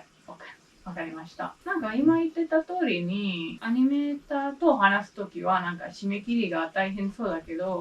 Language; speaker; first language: Japanese; non-native, learner; English